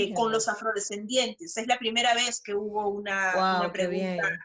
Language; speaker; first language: Spanish; native; Spanish